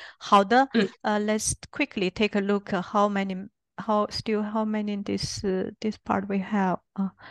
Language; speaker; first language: English; non-native, fluent; Chinese